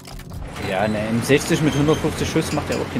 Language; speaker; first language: German; native; German